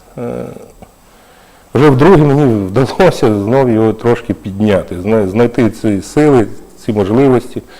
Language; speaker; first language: Ukrainian; native; Ukrainian